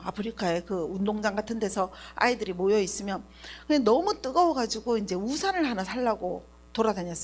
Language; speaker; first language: Korean; native; Korean